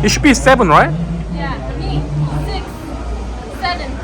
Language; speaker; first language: English; non-native, learner; Korean